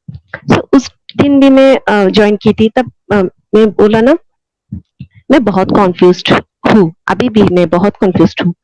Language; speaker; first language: Hindi; non-native, local second language; Bangla